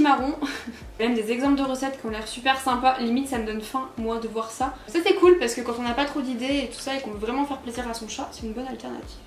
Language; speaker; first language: French; native; French